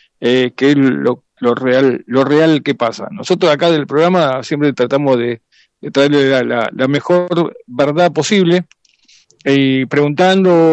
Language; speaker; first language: Spanish; native; Spanish